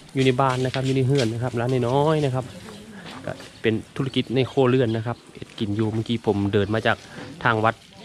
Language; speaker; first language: Thai; native; Thai